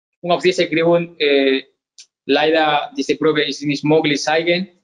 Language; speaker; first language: German; non-native, learner; Spanish